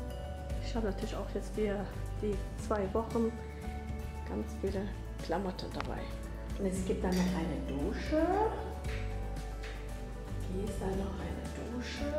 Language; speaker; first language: German; non-native, fluent; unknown